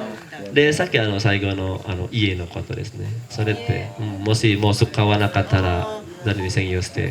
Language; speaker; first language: Japanese; non-native, learner; Indonesian